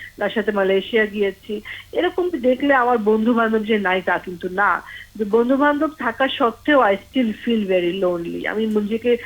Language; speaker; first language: Bangla; native; Bangla